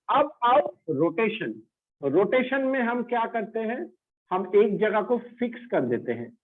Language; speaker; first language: Hindi; non-native, local second language; Bangla